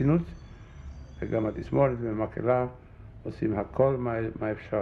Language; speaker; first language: Hebrew; non-native, fluent; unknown